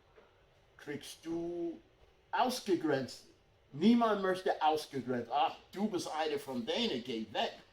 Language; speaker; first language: German; non-native, fluent; English